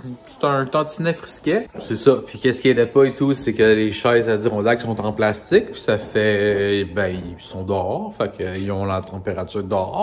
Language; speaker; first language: French; native; French